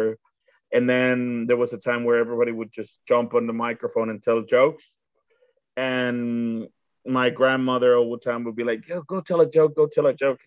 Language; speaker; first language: English; non-native, fluent; Spanish